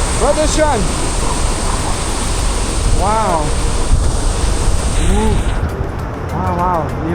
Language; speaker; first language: English; non-native, learner; Lao